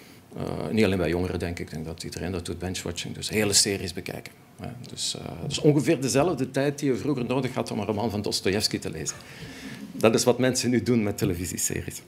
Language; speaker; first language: Dutch; native; Dutch